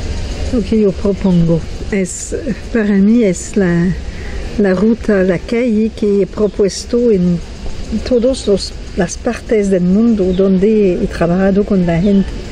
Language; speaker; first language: Spanish; non-native, fluent; French